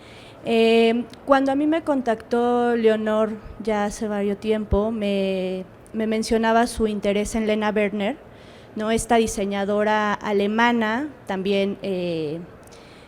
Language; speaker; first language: Spanish; native; Spanish